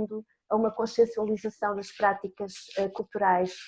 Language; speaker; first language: Portuguese; native; Portuguese